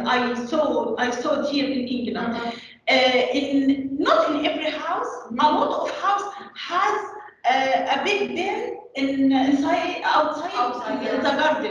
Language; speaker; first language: English; non-native, learner; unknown